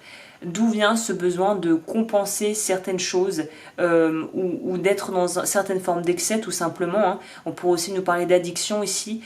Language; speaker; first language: French; native; French